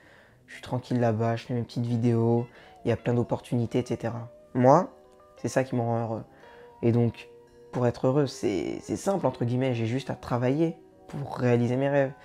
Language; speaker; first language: French; native; French